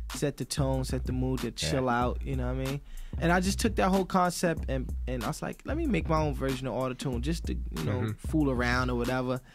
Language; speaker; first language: English; native; English